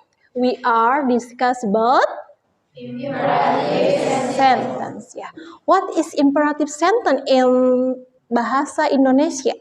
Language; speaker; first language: English; non-native, learner; Indonesian